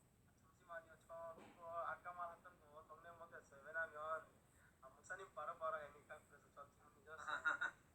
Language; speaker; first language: Korean; non-native, learner; Hindi